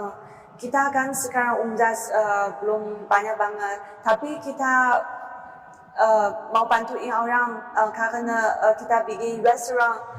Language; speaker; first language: Indonesian; non-native, learner; Chinese